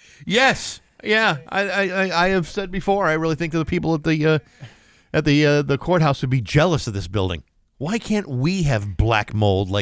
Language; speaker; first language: English; native; English